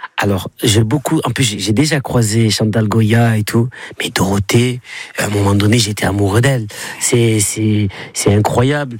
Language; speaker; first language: French; native; French